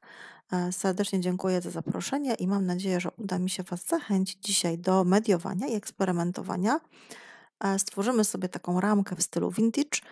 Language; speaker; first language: Polish; native; Polish